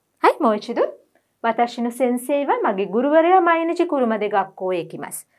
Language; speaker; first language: Japanese; non-native, fluent; Sinhala